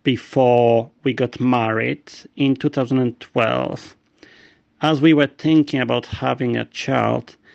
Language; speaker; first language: English; non-native, fluent; Polish